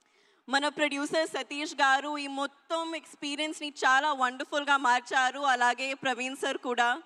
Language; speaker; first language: Telugu; non-native, learner; Hindi